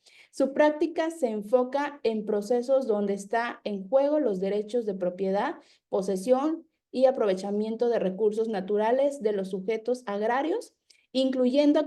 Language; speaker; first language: Spanish; native; Spanish